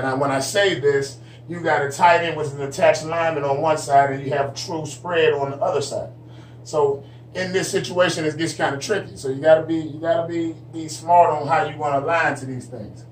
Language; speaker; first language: English; native; English